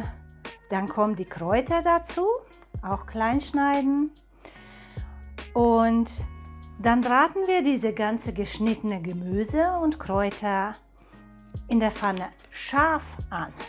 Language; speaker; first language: German; non-native, fluent; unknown